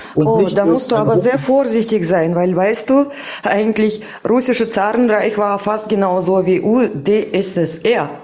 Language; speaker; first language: German; non-native, fluent; Russian